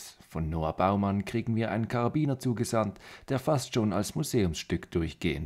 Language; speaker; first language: German; native; German